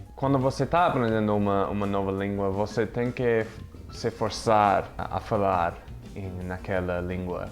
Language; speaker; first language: Portuguese; non-native, fluent; English